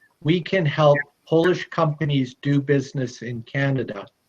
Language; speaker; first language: English; early bilingual, other home language; Polish